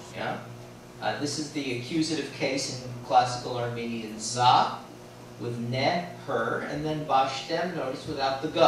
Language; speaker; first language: English; native; English